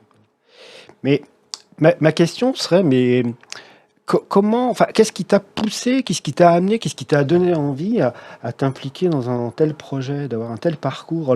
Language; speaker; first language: French; native; French